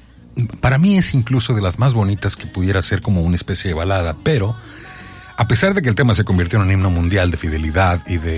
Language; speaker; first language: Spanish; native; Spanish